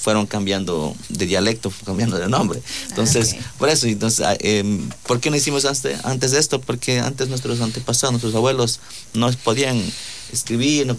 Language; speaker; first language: Spanish; non-native, local second language; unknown